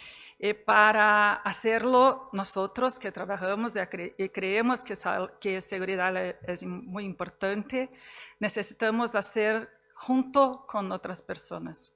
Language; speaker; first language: Spanish; non-native, fluent; Portuguese